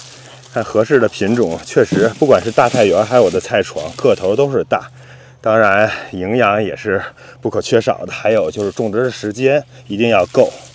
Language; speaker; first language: Chinese; native; Chinese